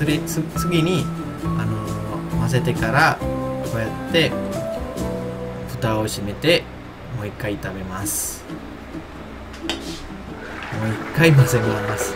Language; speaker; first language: Japanese; non-native, learner; Sinhala